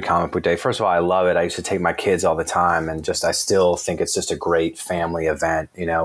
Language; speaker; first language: English; native; English